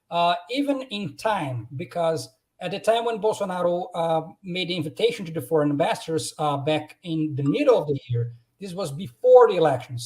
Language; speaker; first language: English; non-native, fluent; Portuguese